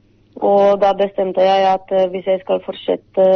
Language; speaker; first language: Norwegian; non-native, fluent; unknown